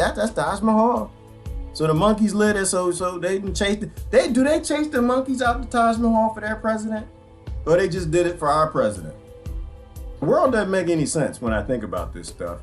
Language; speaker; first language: English; native; English